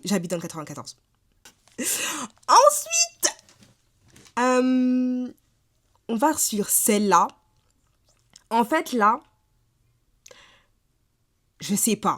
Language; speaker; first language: French; native; French